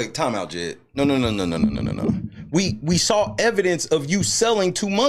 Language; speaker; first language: English; native; English